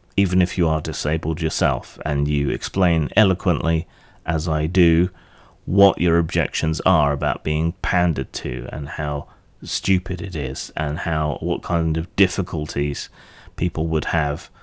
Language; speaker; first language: English; native; English